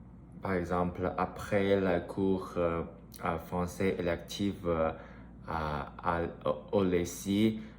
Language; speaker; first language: French; non-native, learner; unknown